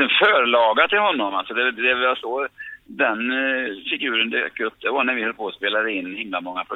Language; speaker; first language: Swedish; native; Swedish